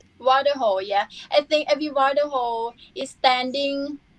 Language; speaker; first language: English; non-native, learner; Thai